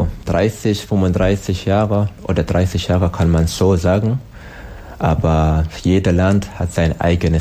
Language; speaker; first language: German; non-native, learner; Swahili